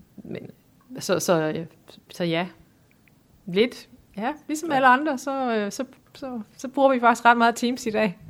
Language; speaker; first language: Danish; native; Danish